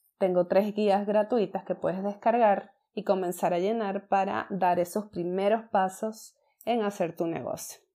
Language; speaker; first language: Spanish; native; Spanish